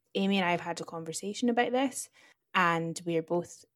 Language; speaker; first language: English; native; English